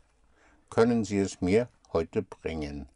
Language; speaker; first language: German; non-native, fluent; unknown